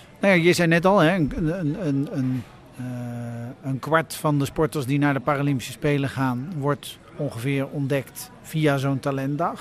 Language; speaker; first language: Dutch; native; Dutch